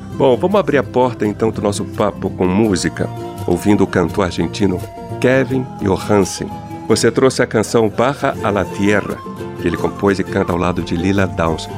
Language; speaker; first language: Portuguese; native; Portuguese